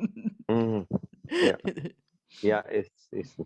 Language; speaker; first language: German; non-native, learner; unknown